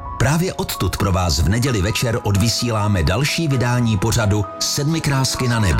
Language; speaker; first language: Czech; native; Czech